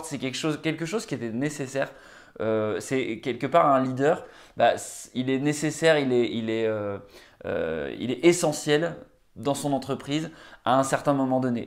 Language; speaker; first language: French; native; French